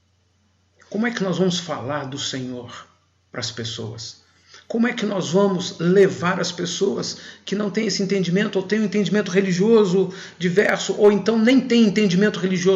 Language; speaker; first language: Portuguese; native; Portuguese